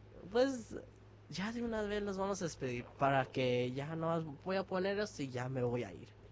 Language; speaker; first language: Spanish; early bilingual, heritage; Spanish